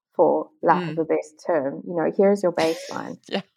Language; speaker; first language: English; native; English